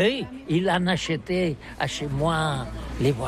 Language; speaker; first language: French; non-native, local second language; Catalan